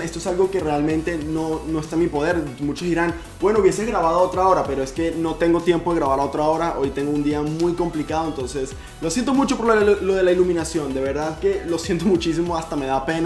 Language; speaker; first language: Spanish; native; Spanish